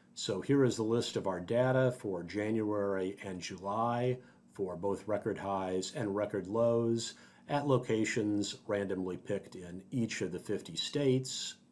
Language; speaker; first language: English; native; English